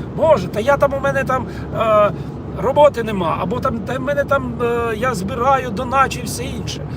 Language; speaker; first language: Ukrainian; non-native, local second language; Russian